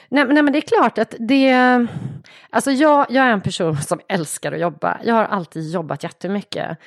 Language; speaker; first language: Swedish; native; Swedish